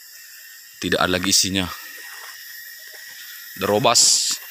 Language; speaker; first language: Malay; non-native, local second language; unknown